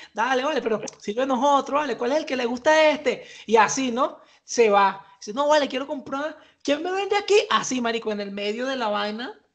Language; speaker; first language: Spanish; native; Spanish